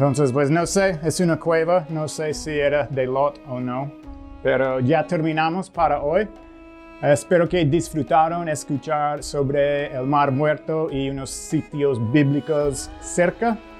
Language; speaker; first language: Spanish; non-native, fluent; English